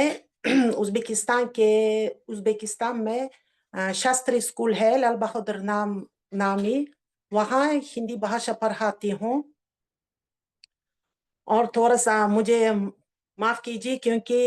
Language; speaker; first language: Hindi; non-native, fluent; Uzbek